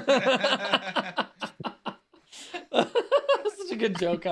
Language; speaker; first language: English; native; English